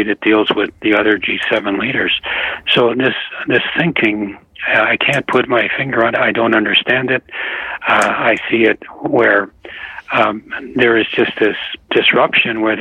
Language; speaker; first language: English; native; English